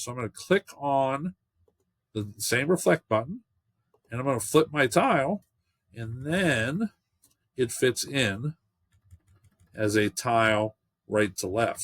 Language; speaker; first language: English; native; English